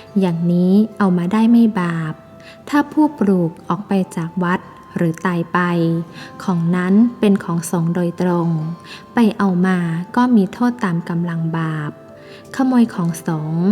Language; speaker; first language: Thai; native; Thai